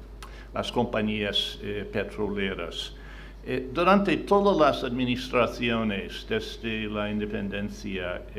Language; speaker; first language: Spanish; non-native, fluent; English